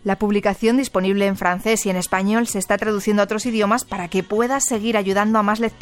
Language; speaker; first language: Spanish; native; Spanish